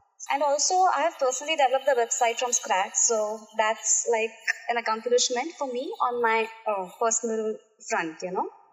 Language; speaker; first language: English; non-native, local second language; Marathi